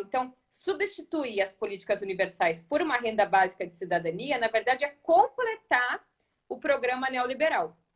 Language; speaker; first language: Portuguese; native; Portuguese